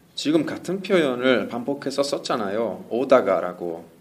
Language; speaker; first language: Korean; non-native, fluent; Italian